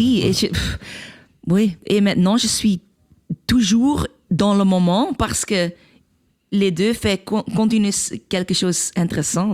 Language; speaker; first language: French; non-native, local second language; Dutch